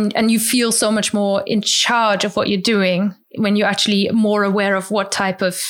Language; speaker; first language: English; non-native, fluent; German